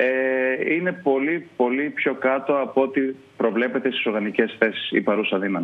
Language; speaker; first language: Greek; native; Greek